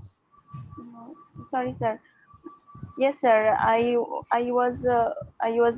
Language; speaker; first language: English; non-native, learner; Bangla